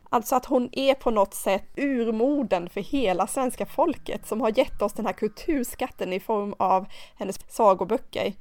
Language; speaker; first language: Swedish; native; Swedish